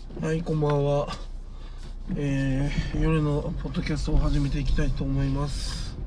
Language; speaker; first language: Japanese; native; Japanese